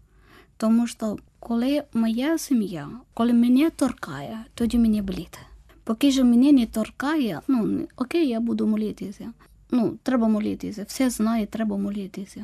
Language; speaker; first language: Ukrainian; non-native, learner; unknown